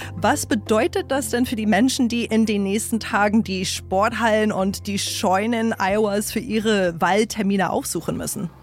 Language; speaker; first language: German; non-native, fluent; English